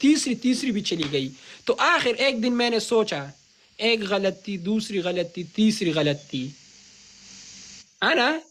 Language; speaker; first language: Urdu; non-native, local second language; Pashto